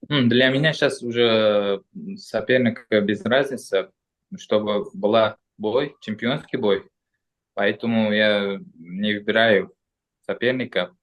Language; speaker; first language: Russian; non-native, local second language; Uzbek